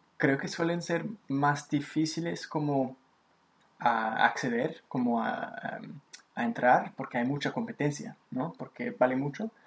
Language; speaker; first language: Spanish; native; Spanish